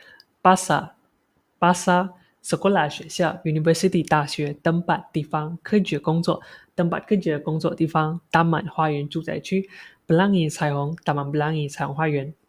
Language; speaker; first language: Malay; non-native, local second language; Chinese